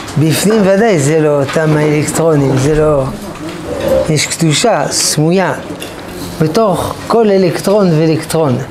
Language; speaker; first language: Hebrew; non-native, fluent; French